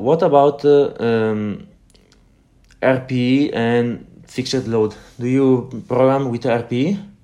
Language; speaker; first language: English; non-native, learner; Italian